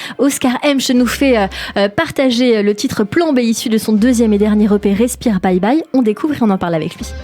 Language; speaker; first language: French; native; French